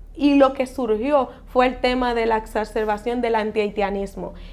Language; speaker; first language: Spanish; native; Spanish